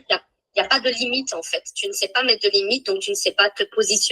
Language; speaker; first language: French; native; French